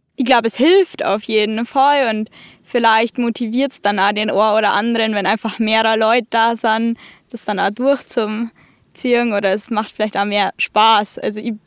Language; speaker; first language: German; native; German